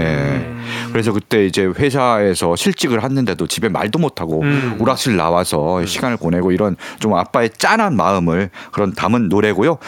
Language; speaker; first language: Korean; native; Korean